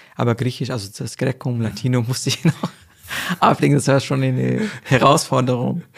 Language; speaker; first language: German; non-native, fluent; Portuguese